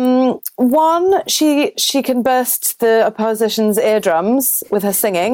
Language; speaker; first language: English; native; English